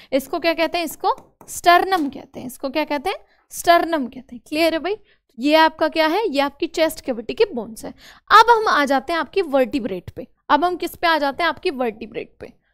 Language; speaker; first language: Hindi; native; Hindi